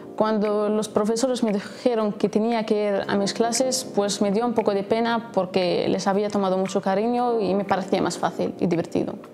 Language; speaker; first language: Spanish; non-native, fluent; Arabic